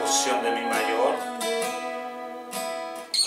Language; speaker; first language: Spanish; native; Spanish